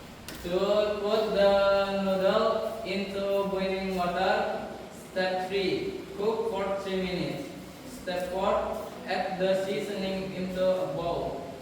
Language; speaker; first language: English; non-native, learner; Indonesian